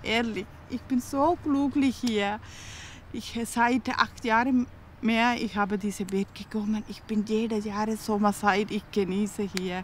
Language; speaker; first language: German; non-native, learner; Tamil